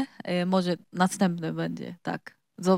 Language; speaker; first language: Polish; non-native, learner; Chinese